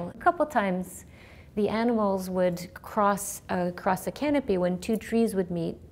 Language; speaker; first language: English; native; English